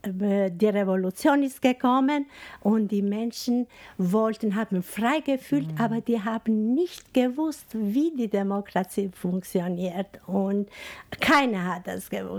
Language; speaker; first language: German; non-native, fluent; Albanian